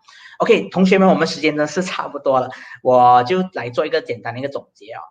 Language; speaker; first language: Chinese; native; Chinese